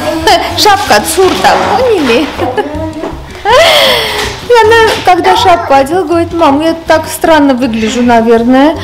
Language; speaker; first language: Russian; non-native, fluent; Armenian